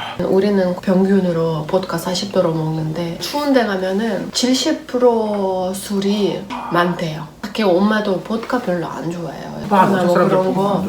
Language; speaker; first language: Korean; non-native, fluent; Russian